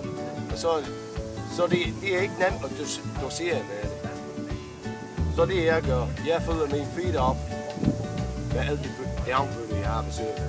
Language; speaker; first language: Danish; non-native, fluent; English